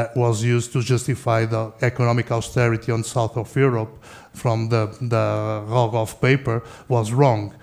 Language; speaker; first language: English; non-native, fluent; Portuguese